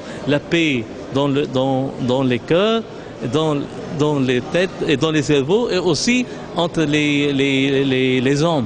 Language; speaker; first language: French; non-native, local second language; Arabic